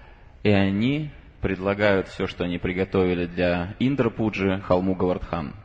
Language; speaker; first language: Russian; native; Russian